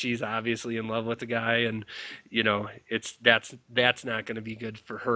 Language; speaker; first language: English; native; English